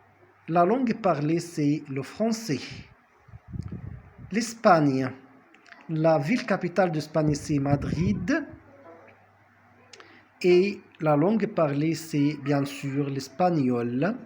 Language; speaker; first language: French; non-native, fluent; Arabic